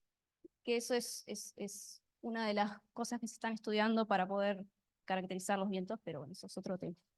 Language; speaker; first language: Spanish; native; Spanish